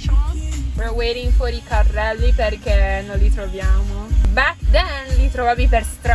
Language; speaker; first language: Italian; early bilingual, other home language; Filipino